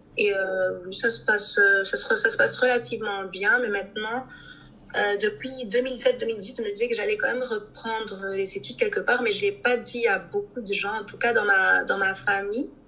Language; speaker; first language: French; native; French